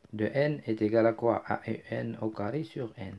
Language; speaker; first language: French; non-native, local second language; Arabic